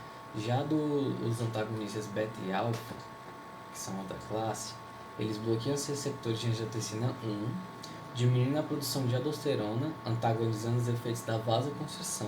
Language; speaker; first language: Portuguese; native; Portuguese